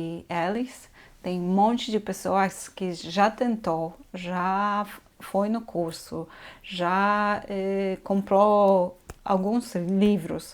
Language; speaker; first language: Portuguese; non-native, fluent; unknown